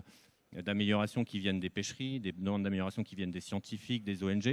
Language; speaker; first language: French; native; French